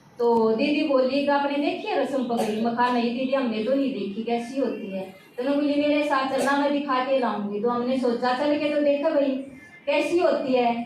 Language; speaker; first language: Hindi; native; Hindi